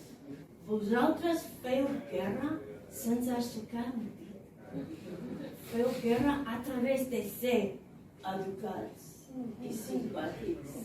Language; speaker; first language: Catalan; non-native, fluent; English